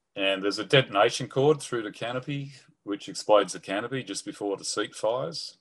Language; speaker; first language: English; native; English